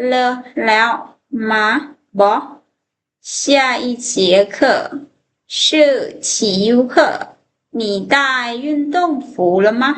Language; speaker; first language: Chinese; non-native, fluent; Lao